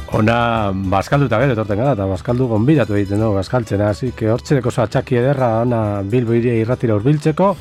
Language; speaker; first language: Basque; native; Basque